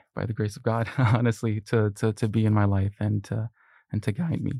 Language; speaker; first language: English; early bilingual, other home language; Spanish